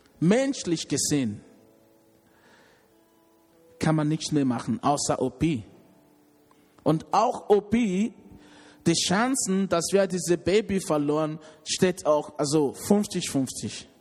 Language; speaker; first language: German; non-native, learner; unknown